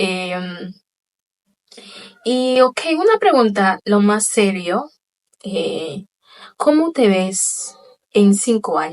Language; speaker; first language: Spanish; non-native, local second language; Haitian Creole